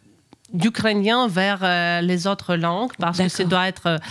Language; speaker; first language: French; non-native, fluent; Ukrainian